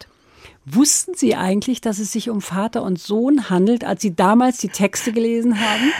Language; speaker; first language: German; native; German